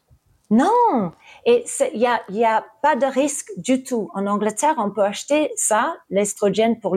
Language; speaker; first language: French; early bilingual, heritage; English